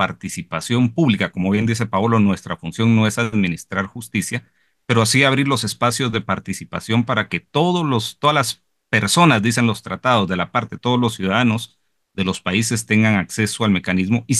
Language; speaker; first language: Spanish; native; Spanish